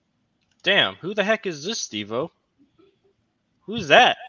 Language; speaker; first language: English; native; English